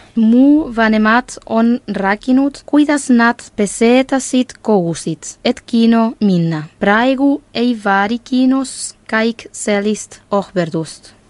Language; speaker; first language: Estonian; non-native, fluent; Spanish